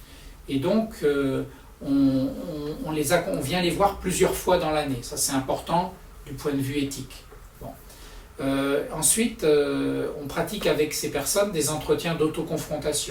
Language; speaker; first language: French; native; French